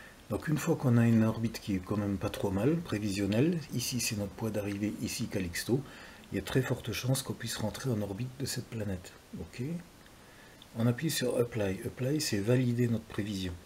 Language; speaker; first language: French; native; French